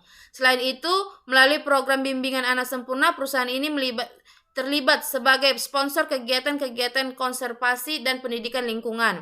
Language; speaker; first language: Indonesian; native; Indonesian